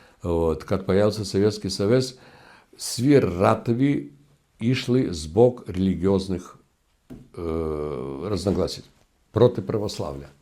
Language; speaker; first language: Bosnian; non-native, fluent; Russian